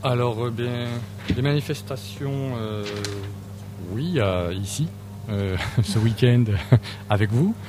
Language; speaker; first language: French; native; French